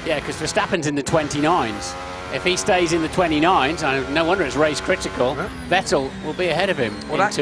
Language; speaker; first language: English; native; English